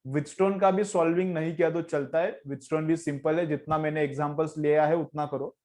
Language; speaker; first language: Hindi; non-native, local second language; Marathi